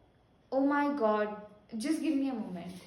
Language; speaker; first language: English; non-native, local second language; Hindi